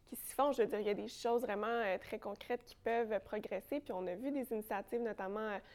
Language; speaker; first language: French; native; French